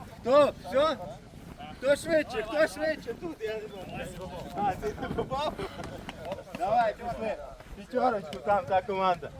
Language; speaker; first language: Ukrainian; native; Ukrainian